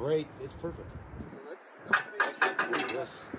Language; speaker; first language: English; native; English